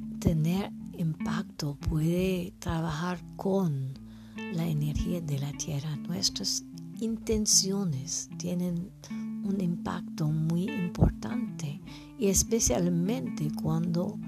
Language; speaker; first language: Spanish; non-native, fluent; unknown